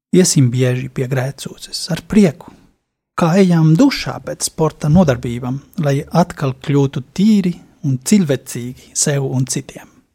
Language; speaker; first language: Latvian; non-native, fluent; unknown